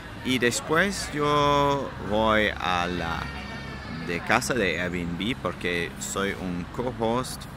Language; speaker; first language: Spanish; non-native, learner; German